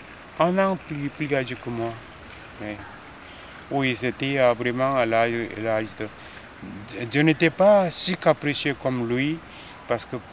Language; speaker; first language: French; non-native, fluent; Korean